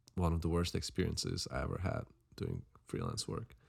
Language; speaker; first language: English; non-native, fluent; Slovak